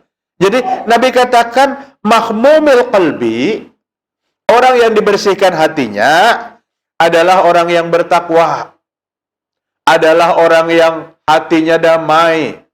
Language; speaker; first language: Indonesian; non-native, local second language; Banjar